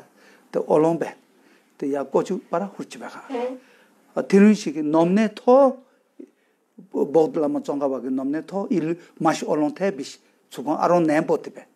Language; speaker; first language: Mongolian; non-native, fluent; Tibetan